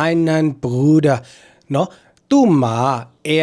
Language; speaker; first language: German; non-native, fluent; Burmese